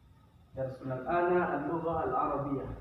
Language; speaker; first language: Arabic; non-native, fluent; Indonesian